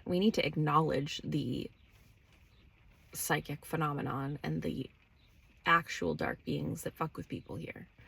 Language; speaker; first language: English; native; English